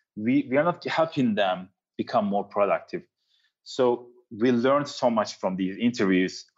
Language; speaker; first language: English; non-native, fluent; Turkish